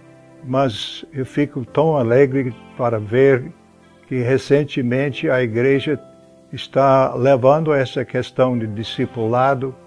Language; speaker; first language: Portuguese; non-native, fluent; English